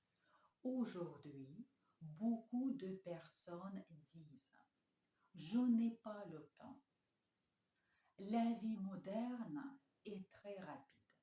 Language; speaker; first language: French; non-native, fluent; Russian